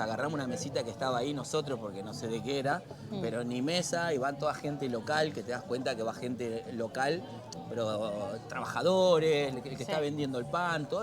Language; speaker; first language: Spanish; native; Spanish